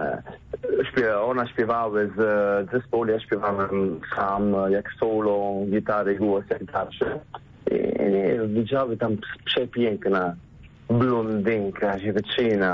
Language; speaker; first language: Polish; non-native, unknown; Italian